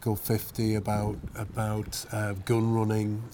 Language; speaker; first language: English; native; English